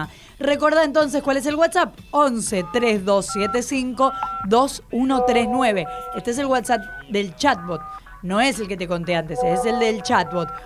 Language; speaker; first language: Spanish; native; Spanish